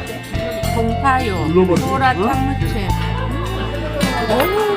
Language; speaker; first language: Korean; native; Korean